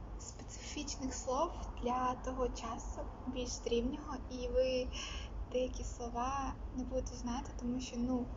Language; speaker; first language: Ukrainian; non-native, local second language; Russian